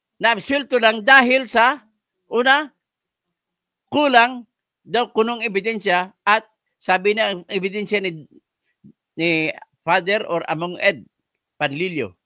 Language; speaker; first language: Filipino; non-native, local second language; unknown